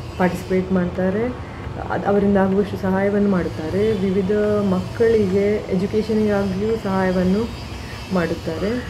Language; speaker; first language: Kannada; native; Kannada